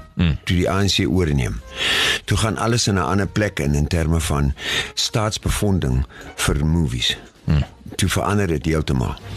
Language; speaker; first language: Afrikaans; non-native, local second language; English